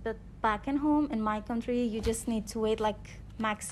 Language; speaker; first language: English; non-native, fluent; Persian